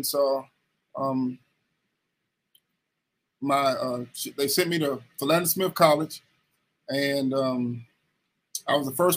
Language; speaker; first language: English; native; English